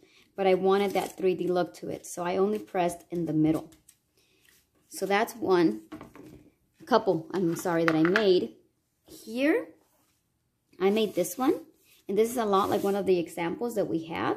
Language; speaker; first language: English; native; English